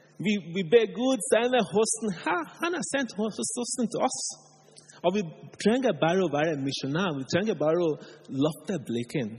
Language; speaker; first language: Norwegian; non-native, fluent; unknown